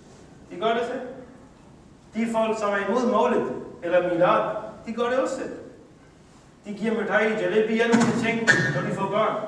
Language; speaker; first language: Danish; early bilingual, other home language; Urdu